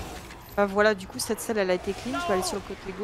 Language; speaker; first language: French; native; French